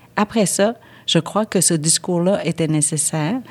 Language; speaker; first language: French; early bilingual, other home language; Vietnamese